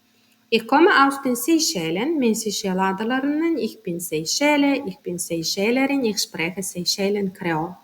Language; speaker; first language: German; non-native, fluent; Turkmen